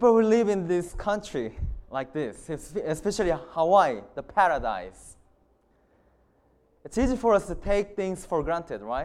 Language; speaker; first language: English; non-native, fluent; Korean